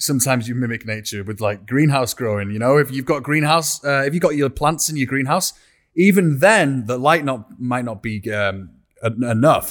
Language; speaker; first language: English; native; English